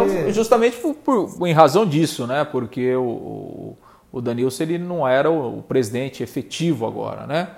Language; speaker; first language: Portuguese; native; Portuguese